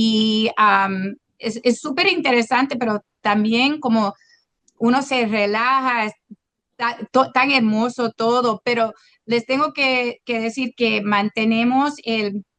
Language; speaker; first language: Spanish; non-native, local second language; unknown